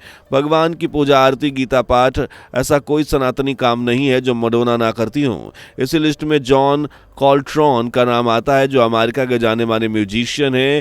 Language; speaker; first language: Hindi; native; Hindi